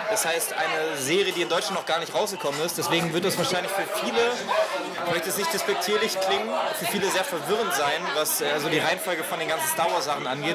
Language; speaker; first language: German; native; German